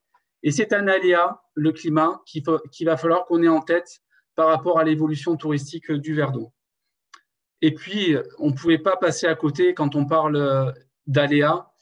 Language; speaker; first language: French; native; French